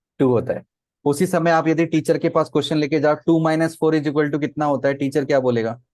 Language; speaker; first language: Hindi; native; Hindi